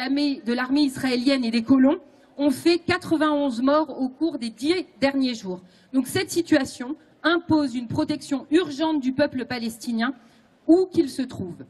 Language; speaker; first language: French; native; French